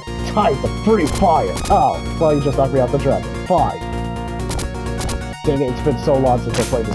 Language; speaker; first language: English; native; English